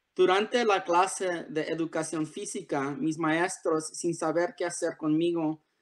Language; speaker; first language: Spanish; early bilingual, heritage; Spanish